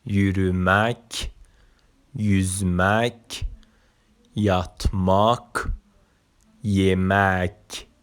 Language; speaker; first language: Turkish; non-native, fluent; Persian